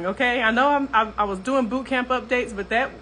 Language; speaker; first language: English; native; English